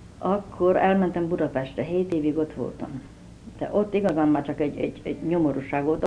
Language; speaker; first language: Hungarian; native; Hungarian